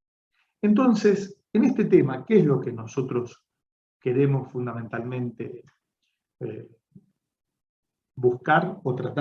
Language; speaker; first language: Spanish; native; Spanish